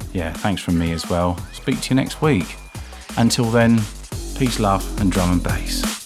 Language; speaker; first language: English; native; English